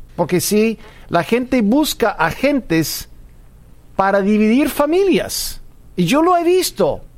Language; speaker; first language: Spanish; non-native, fluent; English